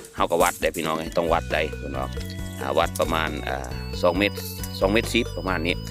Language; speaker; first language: Thai; non-native, local second language; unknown